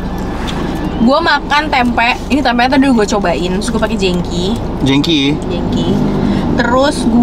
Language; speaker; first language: Indonesian; native; Indonesian